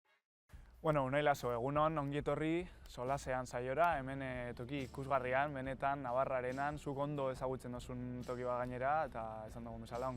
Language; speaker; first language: Basque; native; Basque